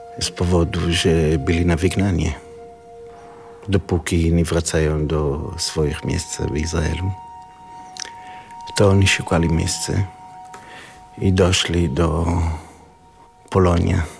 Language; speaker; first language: Polish; non-native, learner; Hebrew